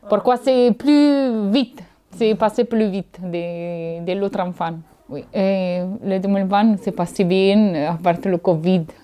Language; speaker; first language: French; non-native, learner; Italian